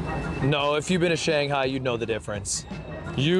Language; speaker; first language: English; native; English